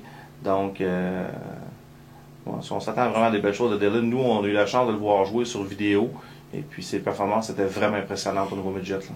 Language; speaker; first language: French; native; French